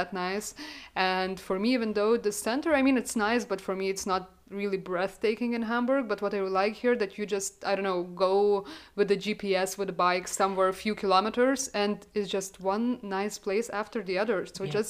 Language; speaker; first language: English; non-native, fluent; Lithuanian